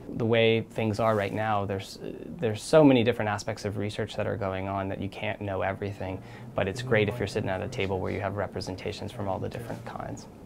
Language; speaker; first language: English; native; English